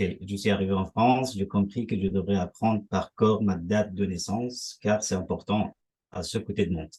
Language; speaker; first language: French; non-native, fluent; Persian